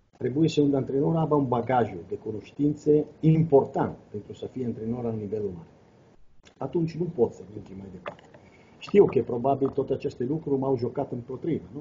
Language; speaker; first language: Romanian; non-native, fluent; Italian